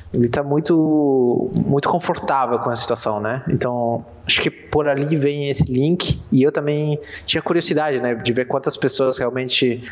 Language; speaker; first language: Portuguese; non-native, fluent; Spanish